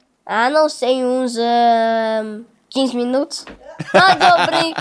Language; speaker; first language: Portuguese; non-native, local second language; English